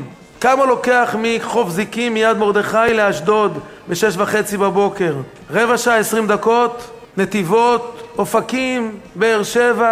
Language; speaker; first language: Hebrew; native; Hebrew